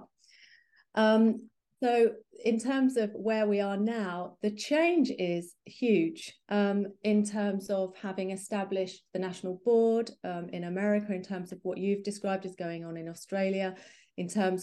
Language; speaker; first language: English; native; English